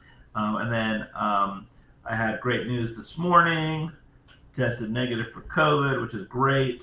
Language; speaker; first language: English; native; English